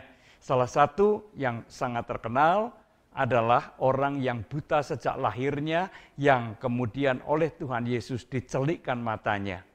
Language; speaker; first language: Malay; non-native, local second language; Indonesian